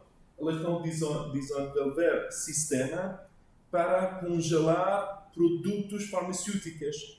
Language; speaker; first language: Portuguese; non-native, learner; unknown